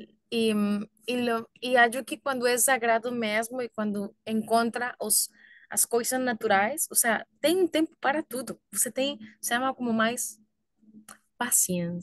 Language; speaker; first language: Portuguese; non-native, learner; Spanish